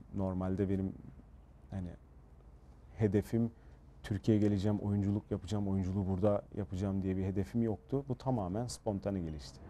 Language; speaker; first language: Turkish; early bilingual, heritage; Turkish